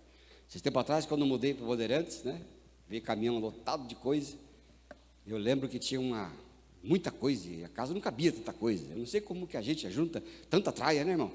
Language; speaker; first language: Portuguese; native; Portuguese